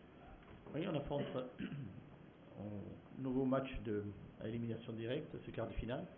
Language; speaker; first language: French; native; French